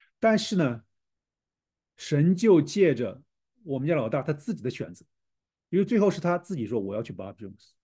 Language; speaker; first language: Chinese; native; Chinese